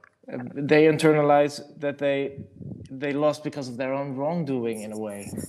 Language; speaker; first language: English; non-native, fluent; Dutch